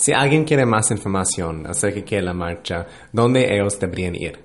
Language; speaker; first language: Spanish; early bilingual, heritage; Spanish